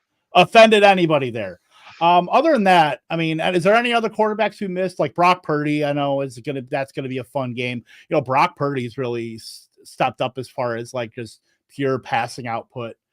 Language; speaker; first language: English; native; English